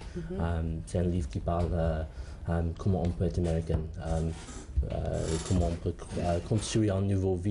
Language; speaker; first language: French; non-native, learner; English